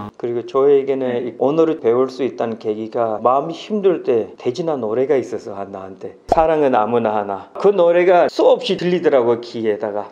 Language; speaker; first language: Korean; non-native, fluent; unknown